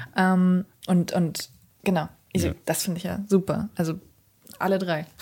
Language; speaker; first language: German; early bilingual, other home language; Kurdish